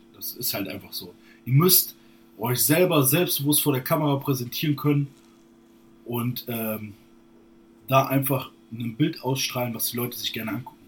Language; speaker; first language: German; native; German